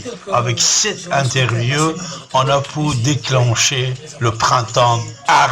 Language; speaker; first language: French; non-native, fluent; Persian